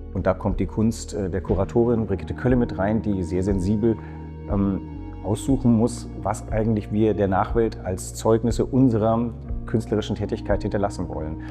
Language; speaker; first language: German; native; German